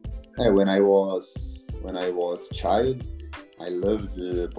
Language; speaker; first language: English; non-native, learner; Portuguese